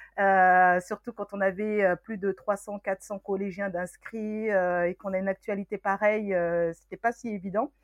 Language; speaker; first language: French; early bilingual, other home language; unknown